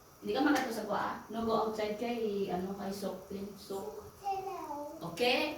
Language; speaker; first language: Filipino; non-native, local second language; Hiligaynon